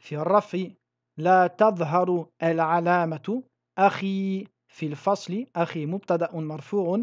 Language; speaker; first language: Arabic; non-native, fluent; French